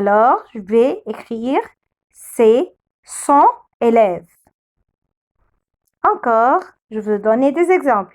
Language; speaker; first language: French; non-native, fluent; Arabic